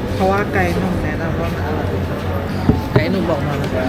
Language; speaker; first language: Thai; native; Thai